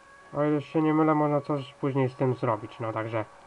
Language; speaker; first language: Polish; native; Polish